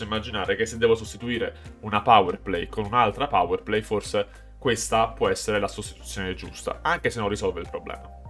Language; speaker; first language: Italian; native; Italian